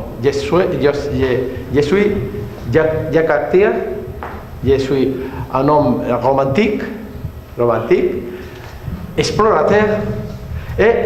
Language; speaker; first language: French; non-native, learner; Spanish